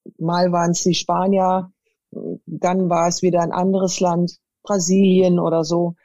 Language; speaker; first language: German; native; German